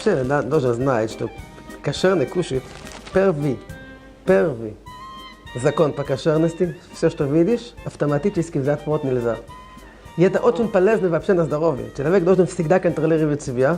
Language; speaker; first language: Russian; non-native, learner; Hebrew